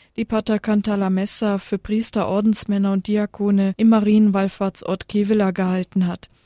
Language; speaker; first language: German; native; German